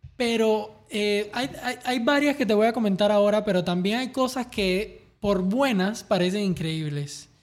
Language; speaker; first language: Spanish; native; Spanish